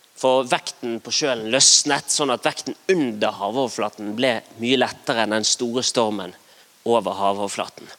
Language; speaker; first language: Norwegian; native; Norwegian